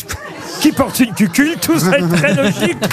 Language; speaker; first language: French; native; French